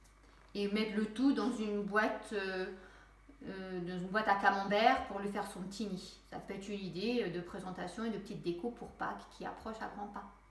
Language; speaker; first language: French; native; French